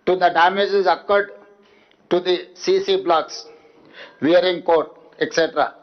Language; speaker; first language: English; non-native, local second language; Telugu